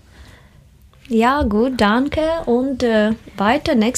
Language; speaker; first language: German; non-native, learner; Russian